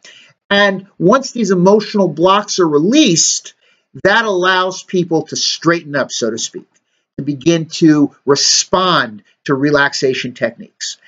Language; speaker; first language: English; native; English